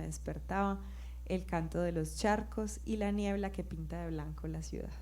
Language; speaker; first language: Spanish; native; Spanish